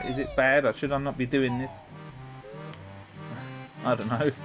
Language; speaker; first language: English; native; English